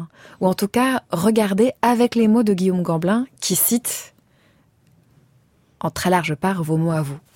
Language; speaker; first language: French; native; French